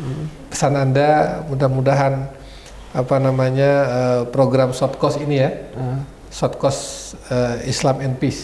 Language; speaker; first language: Indonesian; native; Indonesian